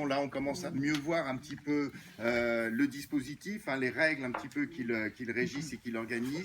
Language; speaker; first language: French; native; French